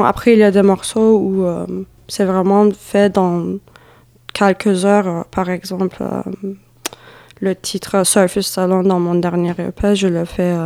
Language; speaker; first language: French; non-native, fluent; Turkish